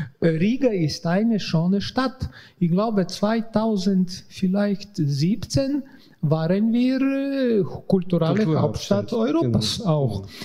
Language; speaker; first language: German; non-native, learner; Latvian